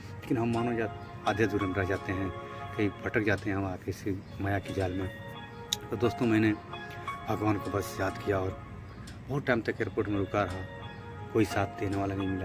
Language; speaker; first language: Hindi; native; Hindi